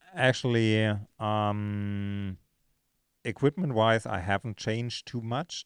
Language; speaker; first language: English; non-native, fluent; German